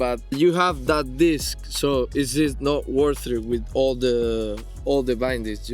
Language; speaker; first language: English; non-native, fluent; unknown